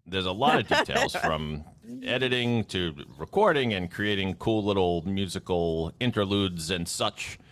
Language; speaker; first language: English; native; English